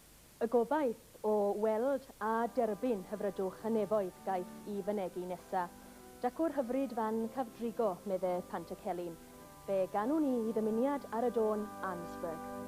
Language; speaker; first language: Welsh; native; Welsh